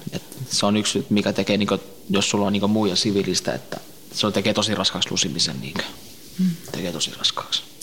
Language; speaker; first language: Finnish; early bilingual, other home language; Central Kurdish